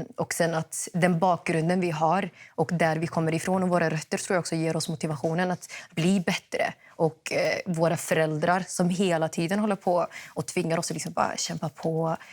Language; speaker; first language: Swedish; early bilingual, other home language; Somali